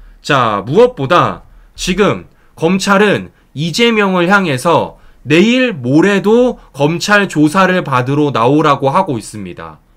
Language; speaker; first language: Korean; native; Korean